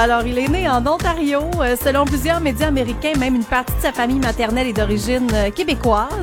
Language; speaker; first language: French; native; French